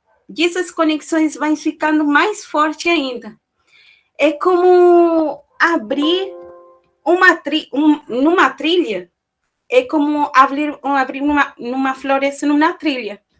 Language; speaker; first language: Portuguese; non-native, fluent; Spanish